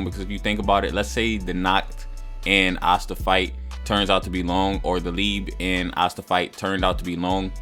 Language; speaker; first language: English; native; English